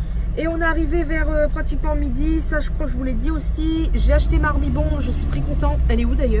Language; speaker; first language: French; native; French